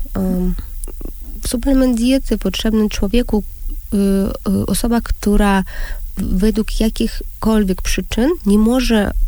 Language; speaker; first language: Polish; non-native, fluent; Russian